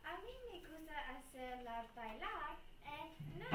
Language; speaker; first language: Spanish; non-native, learner; English